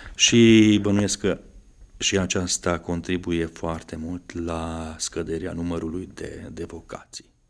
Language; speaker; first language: Romanian; non-native, local second language; Hungarian